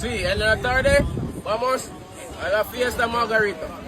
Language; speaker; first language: Spanish; non-native, learner; English